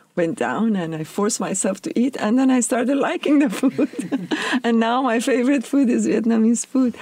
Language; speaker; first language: English; non-native, fluent; Persian